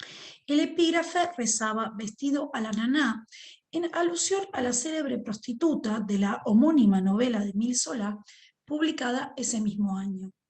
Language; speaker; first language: Spanish; native; Spanish